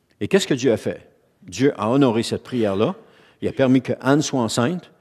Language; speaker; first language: French; native; French